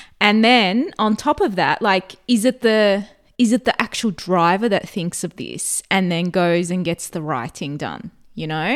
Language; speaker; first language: English; native; English